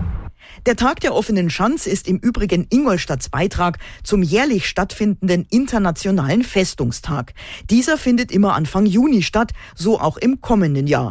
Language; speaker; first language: German; native; German